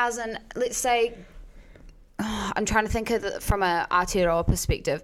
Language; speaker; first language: English; native; English